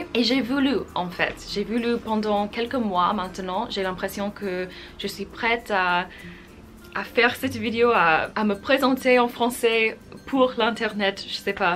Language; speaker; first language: French; non-native, fluent; English